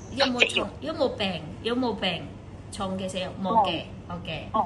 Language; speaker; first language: Cantonese; native; Cantonese